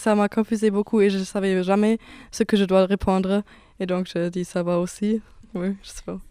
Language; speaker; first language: French; non-native, learner; German